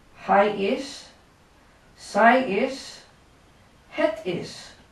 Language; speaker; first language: Dutch; non-native, learner; English